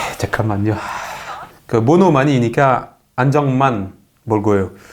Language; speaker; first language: Korean; non-native, learner; French